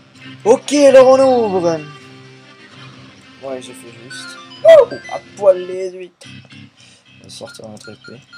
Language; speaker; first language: French; native; French